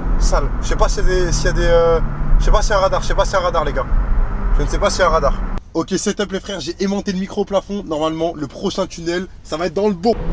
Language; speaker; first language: French; native; French